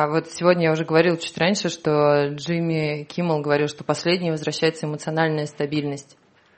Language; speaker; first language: Russian; native; Russian